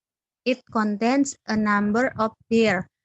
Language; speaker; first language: English; non-native, learner; Indonesian